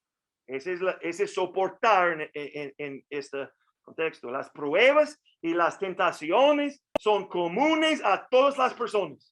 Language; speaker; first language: Spanish; non-native, fluent; English